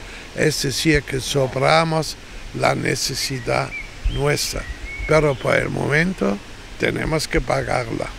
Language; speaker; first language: Spanish; non-native, fluent; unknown